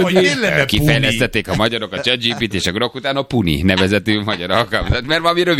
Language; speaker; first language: Hungarian; native; Hungarian